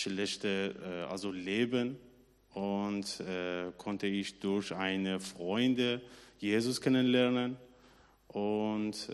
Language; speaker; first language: German; non-native, learner; Persian